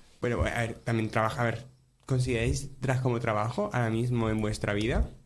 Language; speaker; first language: Spanish; native; Spanish